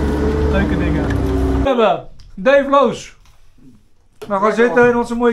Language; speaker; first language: Dutch; native; Dutch